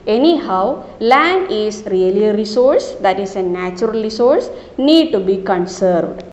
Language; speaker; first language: English; non-native, local second language; Malayalam